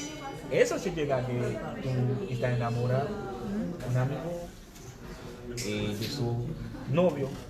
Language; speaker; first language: Spanish; non-native, learner; Haitian Creole